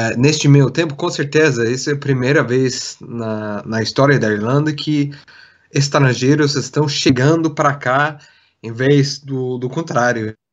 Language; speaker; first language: Portuguese; non-native, fluent; English